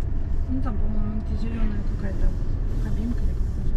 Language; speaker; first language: Russian; native; Russian